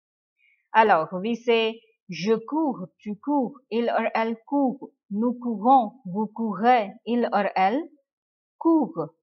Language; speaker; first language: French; non-native, fluent; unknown